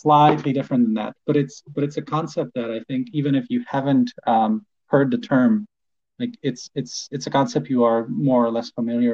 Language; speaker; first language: English; non-native, fluent; Polish